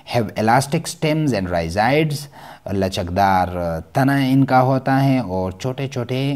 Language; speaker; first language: Urdu; non-native, local second language; Pashto